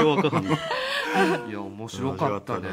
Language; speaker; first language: Japanese; native; Japanese